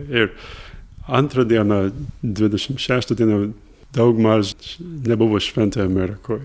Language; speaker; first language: Lithuanian; early bilingual, heritage; English